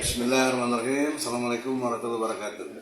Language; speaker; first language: Indonesian; native; Indonesian